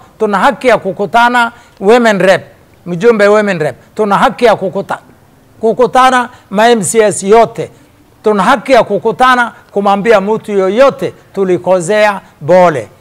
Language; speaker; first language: Swahili; non-native, local second language; Somali